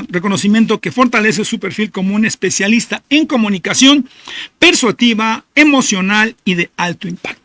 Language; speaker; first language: Spanish; native; Spanish